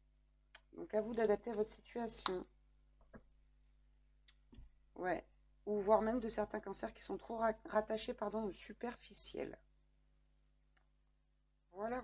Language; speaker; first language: French; native; French